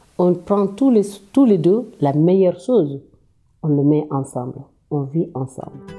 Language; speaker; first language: French; non-native, local second language; Wolof